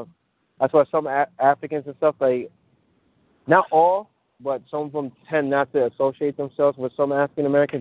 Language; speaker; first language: English; early bilingual, other home language; Mandingo